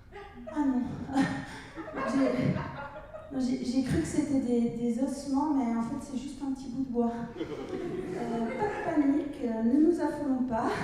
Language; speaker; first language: French; native; French